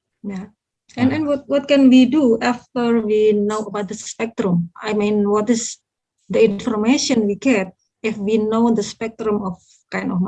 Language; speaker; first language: English; non-native, fluent; Indonesian